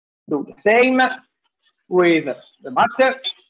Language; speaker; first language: English; non-native, fluent; Italian